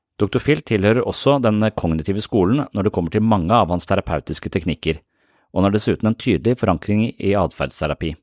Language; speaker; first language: Norwegian; native; Norwegian